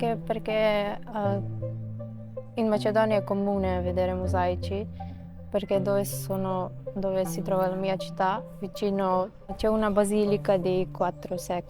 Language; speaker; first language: Italian; non-native, fluent; Macedonian